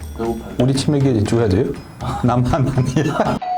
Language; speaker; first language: Korean; non-native, learner; French